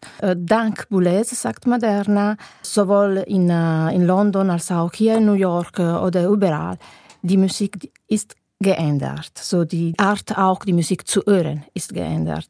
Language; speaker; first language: German; non-native, fluent; Italian